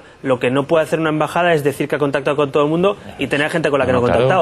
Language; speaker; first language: Spanish; native; Spanish